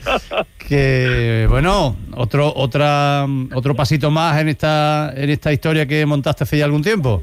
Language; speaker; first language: Spanish; native; Spanish